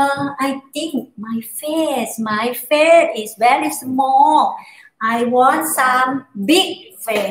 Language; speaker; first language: English; non-native, learner; Thai